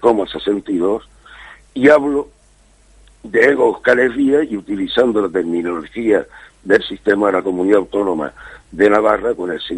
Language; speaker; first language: Spanish; native; Spanish